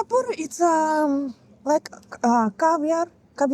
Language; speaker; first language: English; non-native, learner; Russian